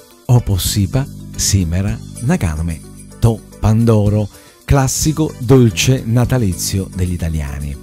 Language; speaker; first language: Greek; non-native, learner; Italian